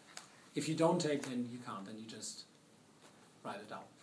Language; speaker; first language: English; non-native, fluent; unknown